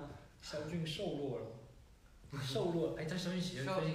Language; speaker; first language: Chinese; native; Chinese